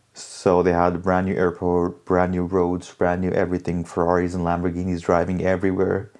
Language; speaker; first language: English; early bilingual, other home language; Hindi